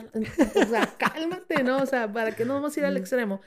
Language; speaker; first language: Spanish; early bilingual, heritage; Spanish